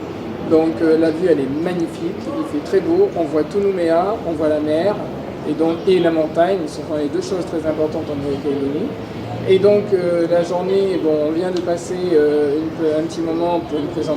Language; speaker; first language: French; native; French